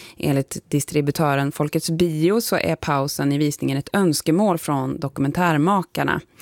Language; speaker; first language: Swedish; native; Swedish